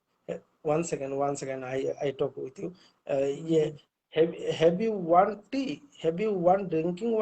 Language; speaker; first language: English; non-native, learner; Bangla